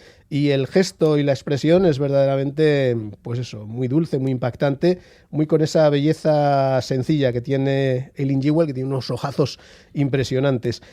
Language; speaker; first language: Spanish; native; Spanish